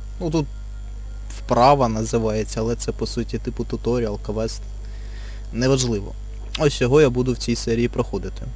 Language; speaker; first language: Ukrainian; non-native, local second language; Russian